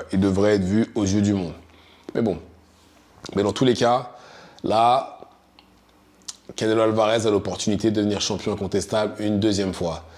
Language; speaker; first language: French; native; French